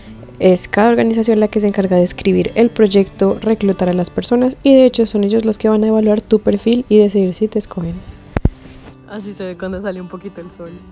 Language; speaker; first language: Spanish; native; Spanish